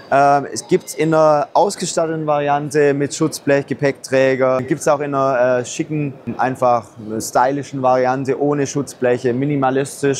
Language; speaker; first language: German; native; German